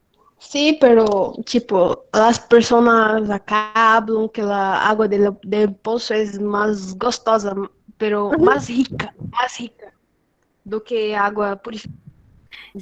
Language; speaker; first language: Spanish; non-native, learner; Portuguese